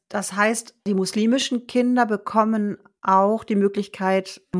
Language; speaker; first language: German; native; German